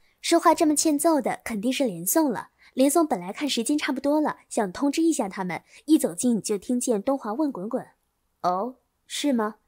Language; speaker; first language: Chinese; native; Chinese